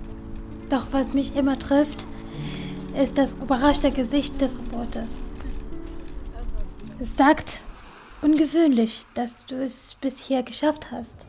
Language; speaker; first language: German; non-native, fluent; Kurdish